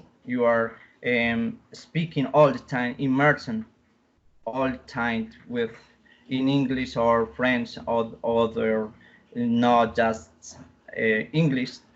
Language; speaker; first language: English; non-native, learner; Spanish